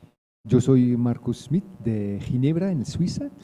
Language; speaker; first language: Spanish; non-native, learner; French